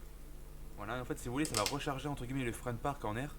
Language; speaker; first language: French; native; French